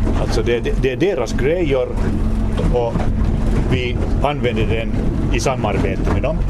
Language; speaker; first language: Swedish; non-native, local second language; Finnish